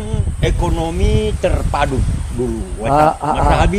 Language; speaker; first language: Indonesian; native; Indonesian